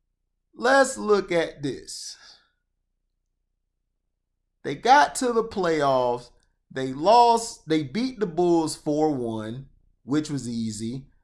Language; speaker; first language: English; native; English